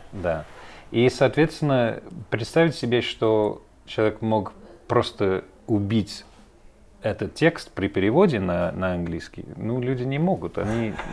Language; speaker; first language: Russian; non-native, fluent; English